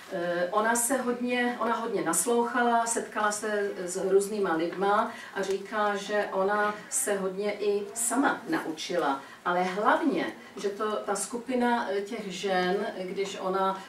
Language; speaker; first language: Czech; early bilingual, heritage; Czech